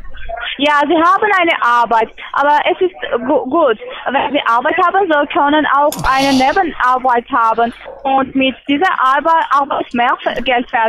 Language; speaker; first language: German; non-native, learner; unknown